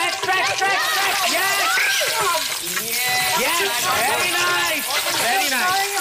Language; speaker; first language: English; non-native, local second language; Hindi